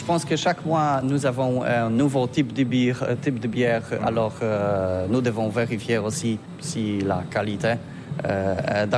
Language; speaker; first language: French; non-native, learner; Polish